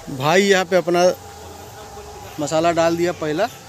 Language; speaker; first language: Hindi; native; Hindi